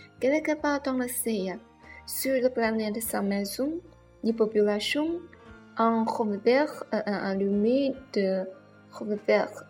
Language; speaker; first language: French; non-native, learner; Chinese